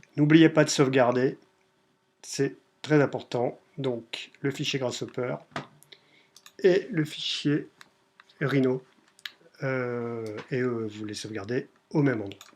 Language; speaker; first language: French; native; French